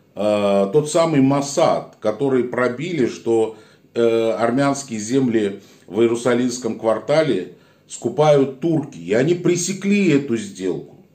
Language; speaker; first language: Russian; native; Russian